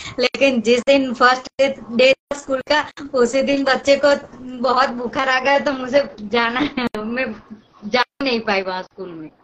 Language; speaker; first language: Hindi; non-native, local second language; Gujarati